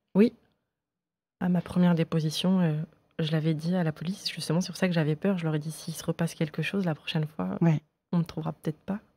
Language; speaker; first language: French; native; French